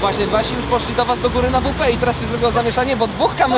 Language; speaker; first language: Polish; native; Polish